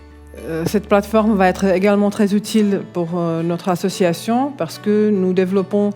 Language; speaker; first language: French; non-native, local second language; Czech